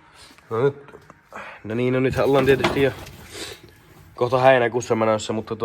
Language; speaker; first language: Finnish; native; Finnish